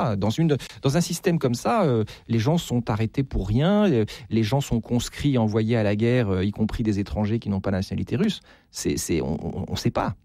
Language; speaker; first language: French; native; French